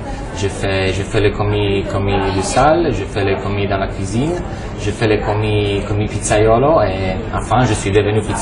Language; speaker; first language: French; non-native, fluent; Romanian